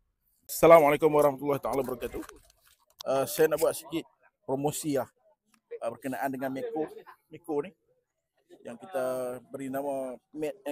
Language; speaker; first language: Malay; native; Malay